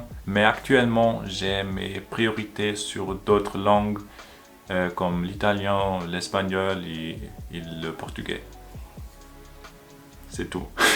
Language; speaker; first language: French; non-native, learner; German